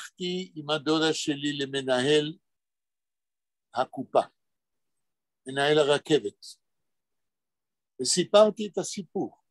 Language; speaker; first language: Hebrew; non-native, fluent; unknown